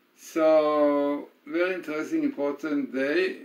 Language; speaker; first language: English; non-native, fluent; Hebrew